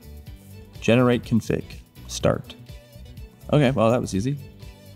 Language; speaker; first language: English; native; English